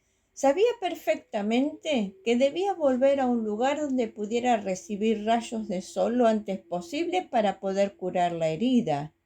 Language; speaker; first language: Spanish; native; Spanish